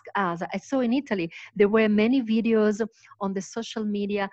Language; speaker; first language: English; non-native, fluent; Italian